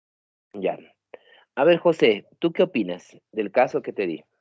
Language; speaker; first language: Spanish; native; Spanish